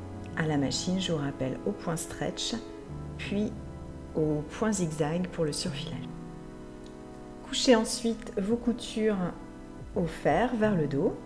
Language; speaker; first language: French; native; French